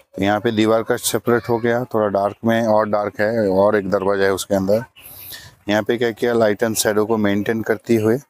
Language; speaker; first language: Hindi; non-native, local second language; Bangla